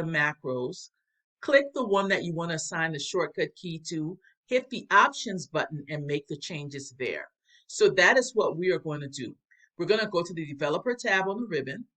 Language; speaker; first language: English; native; English